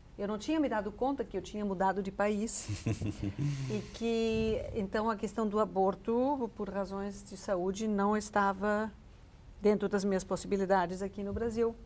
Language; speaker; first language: Portuguese; non-native, fluent; German